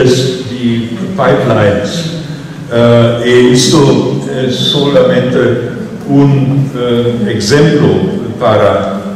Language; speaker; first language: Spanish; non-native, fluent; German